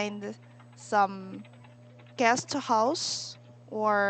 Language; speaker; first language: English; non-native, learner; Korean